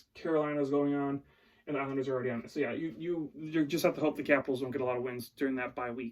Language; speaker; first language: English; native; English